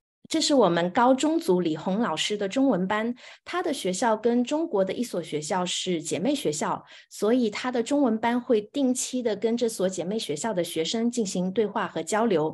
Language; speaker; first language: Chinese; native; Chinese